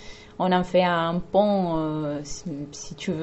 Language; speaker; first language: French; non-native, fluent; Spanish